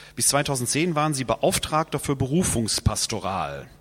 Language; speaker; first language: German; native; German